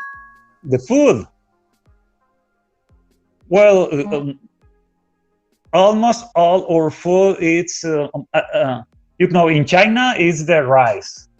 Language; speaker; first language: English; non-native, fluent; Spanish